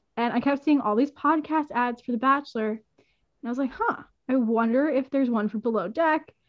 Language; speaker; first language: English; native; English